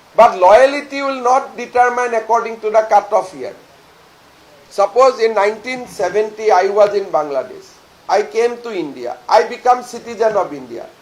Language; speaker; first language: English; non-native, local second language; Assamese